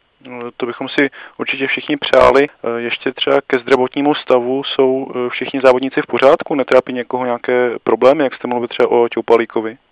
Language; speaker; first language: Czech; native; Czech